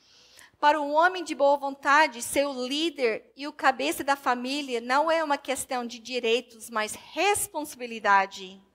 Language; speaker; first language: Portuguese; non-native, fluent; English